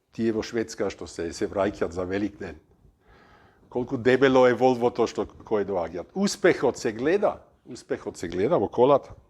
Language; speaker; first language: Macedonian; non-native, fluent; German